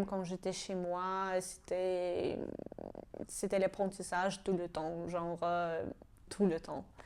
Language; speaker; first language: French; non-native, fluent; Georgian